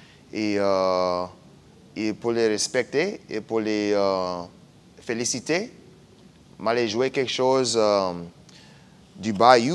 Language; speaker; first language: French; non-native, fluent; English